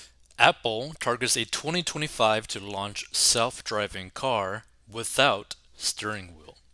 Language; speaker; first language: English; native; English